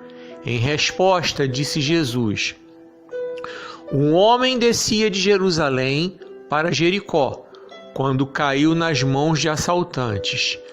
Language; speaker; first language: Portuguese; native; Portuguese